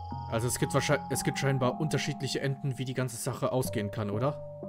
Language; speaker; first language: German; native; German